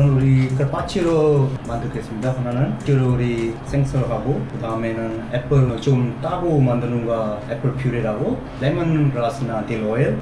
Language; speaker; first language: Korean; non-native, learner; English